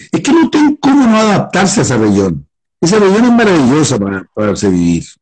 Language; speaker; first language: Spanish; native; Spanish